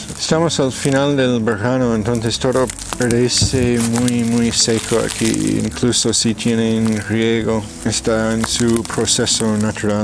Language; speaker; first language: Spanish; non-native, fluent; English